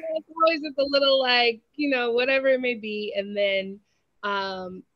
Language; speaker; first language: English; native; English